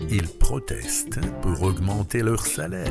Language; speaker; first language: French; non-native, fluent; Russian